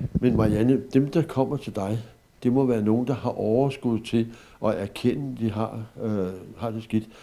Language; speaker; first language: Danish; native; Danish